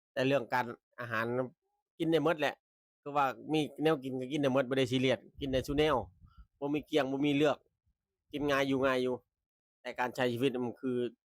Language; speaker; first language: Thai; native; Thai